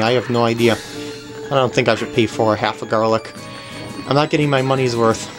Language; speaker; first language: English; native; English